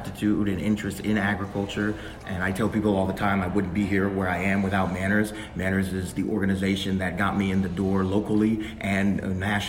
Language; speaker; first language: English; native; English